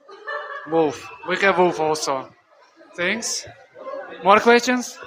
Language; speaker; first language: English; non-native, fluent; Russian